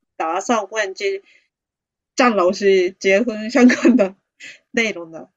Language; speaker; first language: Chinese; non-native, fluent; Japanese